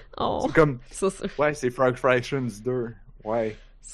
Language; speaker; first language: French; native; French